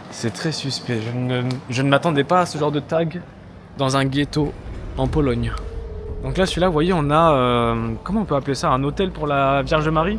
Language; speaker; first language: French; native; French